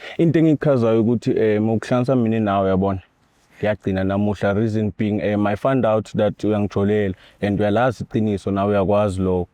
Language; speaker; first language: Zulu; non-native, local second language; Swati